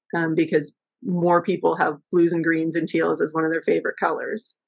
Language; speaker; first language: English; native; English